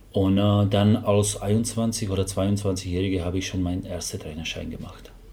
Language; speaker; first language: German; non-native, fluent; Slovak